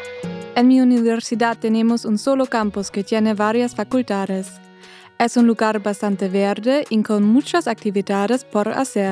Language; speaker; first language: Spanish; non-native, fluent; German